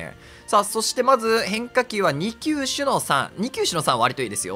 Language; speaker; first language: Japanese; native; Japanese